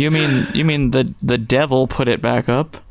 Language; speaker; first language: English; native; English